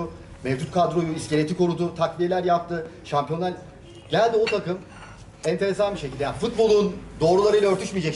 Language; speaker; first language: Turkish; native; Turkish